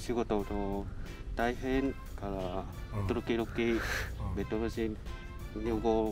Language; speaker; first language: Japanese; non-native, learner; Vietnamese